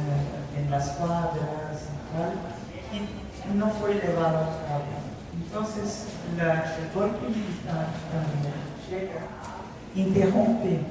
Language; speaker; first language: Spanish; non-native, fluent; Portuguese